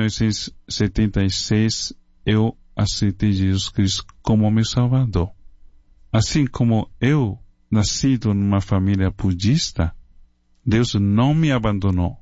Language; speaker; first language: Portuguese; non-native, fluent; Chinese